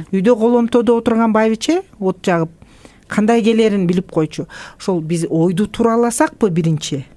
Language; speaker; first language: Kyrgyz; native; Kyrgyz